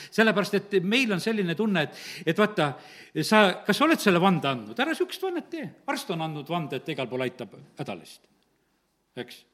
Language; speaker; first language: Estonian; native; Estonian